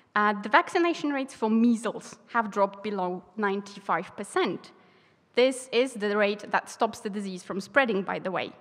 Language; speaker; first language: English; non-native, fluent; Polish